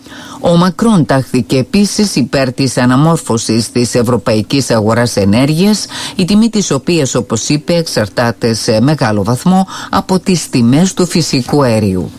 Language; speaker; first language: Greek; native; Greek